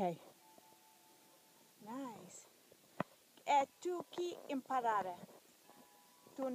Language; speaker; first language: Italian; non-native, learner; English